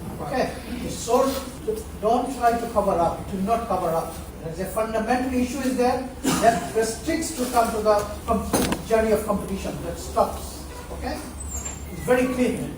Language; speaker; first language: English; non-native, fluent; Bangla